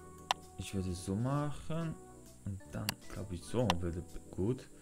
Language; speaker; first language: German; non-native, learner; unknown